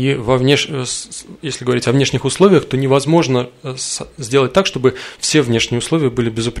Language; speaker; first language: Russian; native; Russian